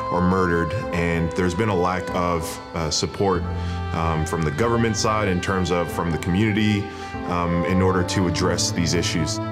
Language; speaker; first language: English; native; English